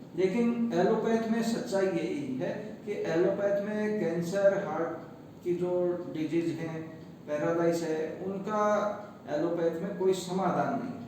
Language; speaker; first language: Hindi; native; Hindi